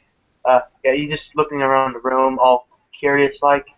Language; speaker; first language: English; native; English